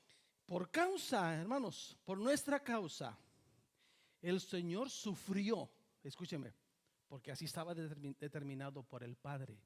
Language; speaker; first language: Spanish; native; Spanish